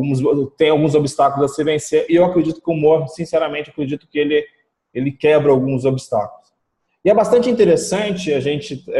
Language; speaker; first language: Portuguese; native; Portuguese